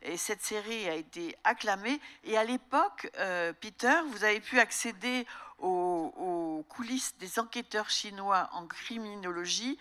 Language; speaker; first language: French; native; French